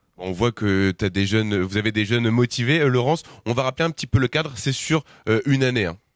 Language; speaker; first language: French; native; French